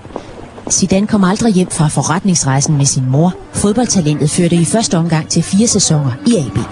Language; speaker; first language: Danish; native; Danish